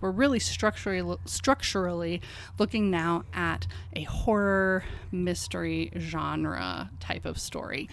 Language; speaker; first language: English; native; English